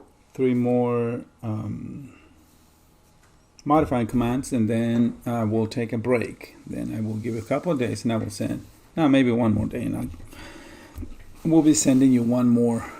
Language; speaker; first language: English; native; English